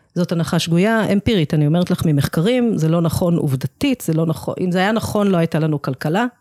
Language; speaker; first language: Hebrew; early bilingual, other home language; English